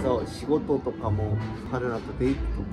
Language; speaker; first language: Japanese; non-native, fluent; Korean